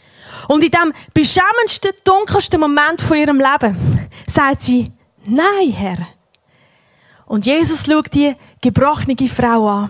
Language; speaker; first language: German; native; German